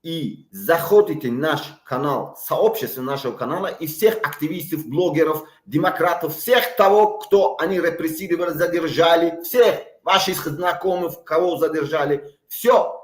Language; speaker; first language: Russian; non-native, local second language; Tajik